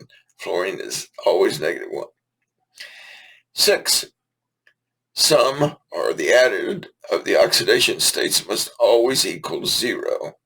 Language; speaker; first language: English; native; English